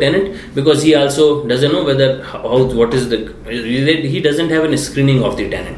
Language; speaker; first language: English; non-native, local second language; Hindi